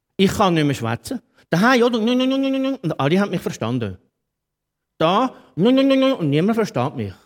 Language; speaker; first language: German; native; German